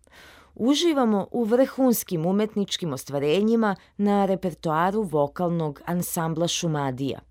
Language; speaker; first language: Serbian; native; Serbian